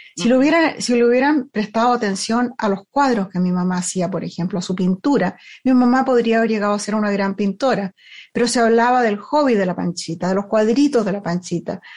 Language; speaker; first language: Spanish; native; Spanish